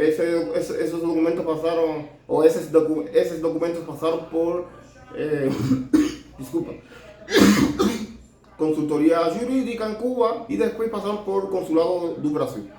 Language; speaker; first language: Portuguese; non-native, learner; Spanish